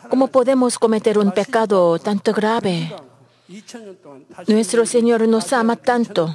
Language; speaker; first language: Spanish; non-native, fluent; Korean